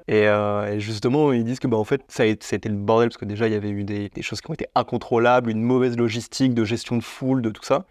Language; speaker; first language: French; native; French